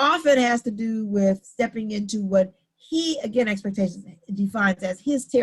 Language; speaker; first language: English; native; English